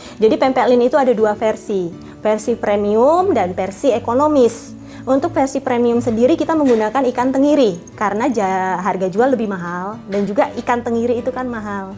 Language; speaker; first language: Indonesian; native; Indonesian